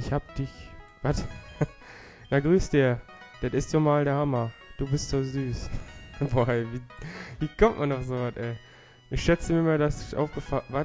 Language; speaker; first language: German; native; German